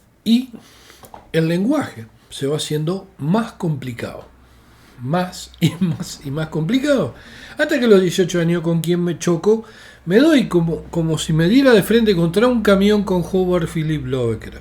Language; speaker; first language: Spanish; native; Spanish